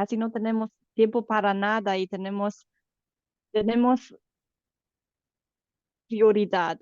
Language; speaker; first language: Spanish; non-native, fluent; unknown